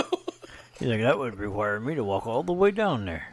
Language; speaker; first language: English; native; English